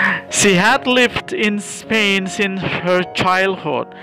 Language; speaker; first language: English; non-native, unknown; Indonesian